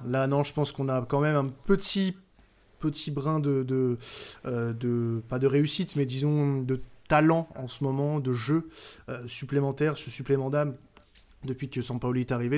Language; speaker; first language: French; native; French